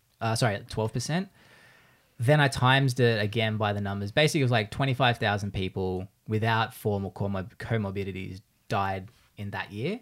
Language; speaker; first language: English; native; English